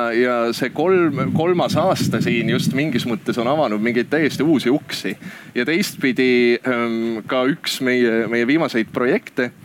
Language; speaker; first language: Estonian; native; Estonian